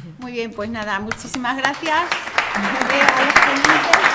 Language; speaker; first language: Spanish; native; Spanish